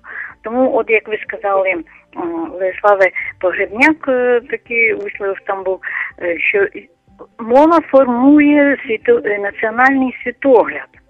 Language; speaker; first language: Ukrainian; non-native, local second language; Russian